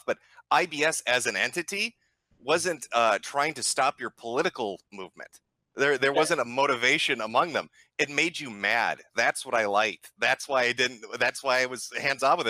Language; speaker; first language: English; native; English